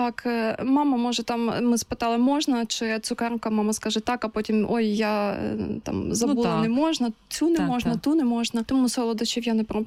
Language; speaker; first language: Ukrainian; native; Ukrainian